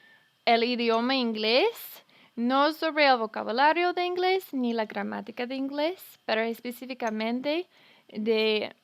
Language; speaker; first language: Spanish; non-native, fluent; English